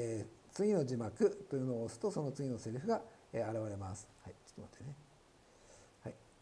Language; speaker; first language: Japanese; native; Japanese